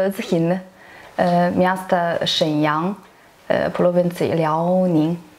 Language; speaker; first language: Polish; non-native, learner; Chinese